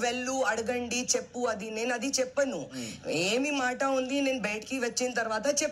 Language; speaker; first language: Telugu; non-native, learner; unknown